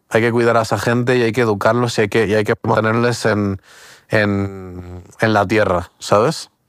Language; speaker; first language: Spanish; early bilingual, other home language; Portuguese